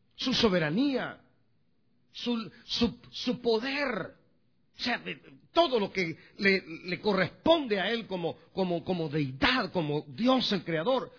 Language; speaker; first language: Spanish; native; Spanish